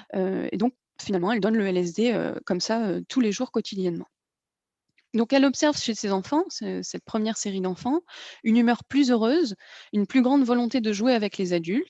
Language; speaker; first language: French; native; French